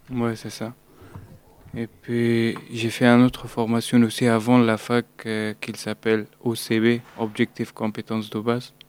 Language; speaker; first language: French; non-native, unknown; Persian